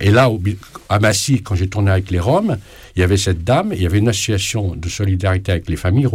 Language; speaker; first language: French; early bilingual, other home language; Portuguese